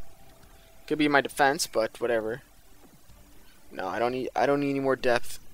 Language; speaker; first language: English; native; English